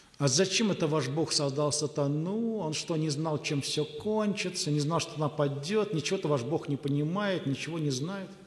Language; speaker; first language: Russian; native; Russian